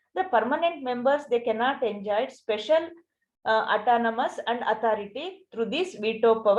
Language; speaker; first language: English; non-native, local second language; Kannada